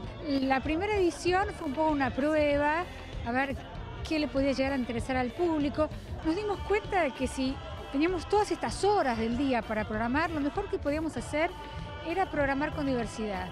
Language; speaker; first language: Spanish; native; Spanish